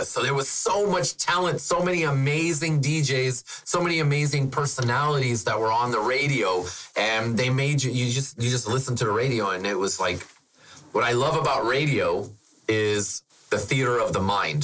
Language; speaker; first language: English; non-native, fluent; German